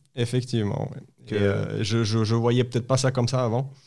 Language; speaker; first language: French; non-native, fluent; Uzbek